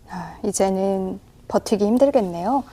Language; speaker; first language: Korean; native; Korean